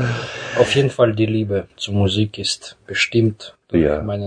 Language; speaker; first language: German; non-native, fluent; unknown